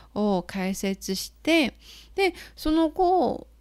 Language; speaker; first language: Japanese; non-native, fluent; Chinese